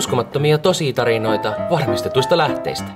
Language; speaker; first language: Finnish; native; Finnish